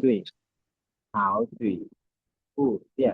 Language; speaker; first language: Chinese; non-native, learner; Lao